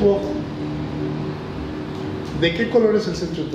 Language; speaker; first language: Spanish; native; Spanish